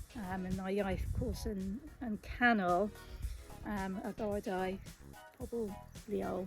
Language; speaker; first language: Welsh; non-native, learner; English